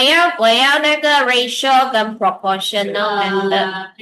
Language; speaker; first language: Chinese; early bilingual, heritage; Chinese